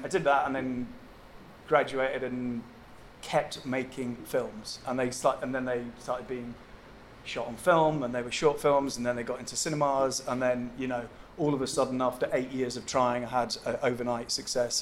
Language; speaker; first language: English; native; English